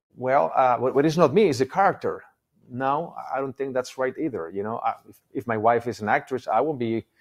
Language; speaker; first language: English; non-native, fluent; Spanish